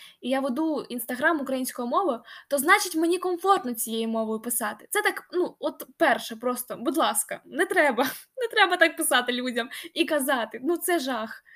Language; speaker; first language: Ukrainian; non-native, local second language; Russian